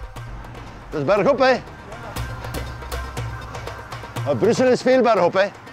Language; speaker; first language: Dutch; non-native, local second language; French